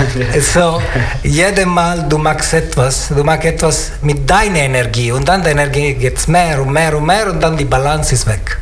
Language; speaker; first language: German; non-native, learner; Italian